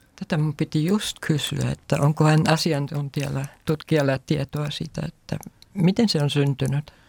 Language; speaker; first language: Finnish; non-native, fluent; German